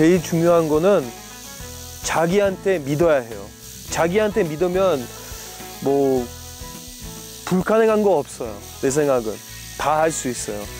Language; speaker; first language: Korean; non-native, fluent; English